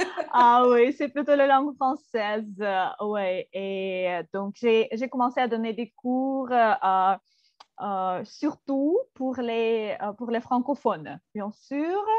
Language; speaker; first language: French; non-native, fluent; Russian